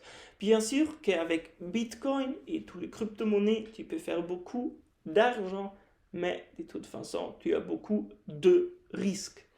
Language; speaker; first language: French; non-native, fluent; German